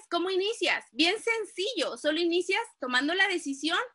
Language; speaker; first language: Spanish; native; Spanish